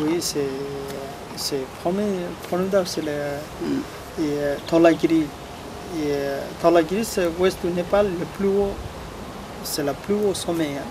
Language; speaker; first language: French; non-native, learner; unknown